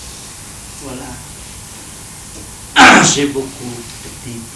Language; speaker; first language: French; non-native, learner; Vietnamese